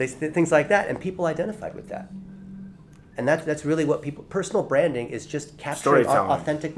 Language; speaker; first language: English; early bilingual, other home language; Chinese